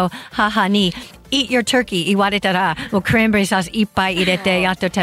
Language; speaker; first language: Japanese; non-native, fluent; English